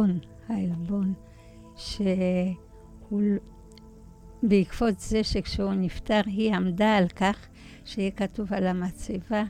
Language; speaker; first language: Hebrew; early bilingual, other home language; Polish